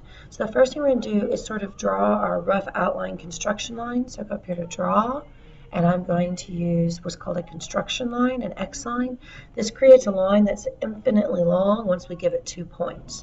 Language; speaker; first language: English; native; English